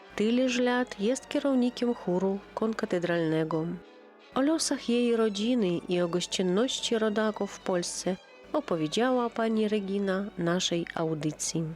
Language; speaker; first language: Polish; non-native, local second language; Ukrainian